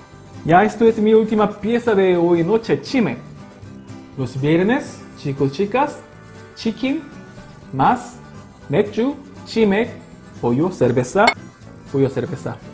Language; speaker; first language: Spanish; non-native, local second language; Korean